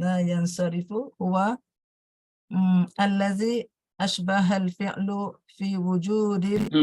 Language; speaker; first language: Arabic; non-native, learner; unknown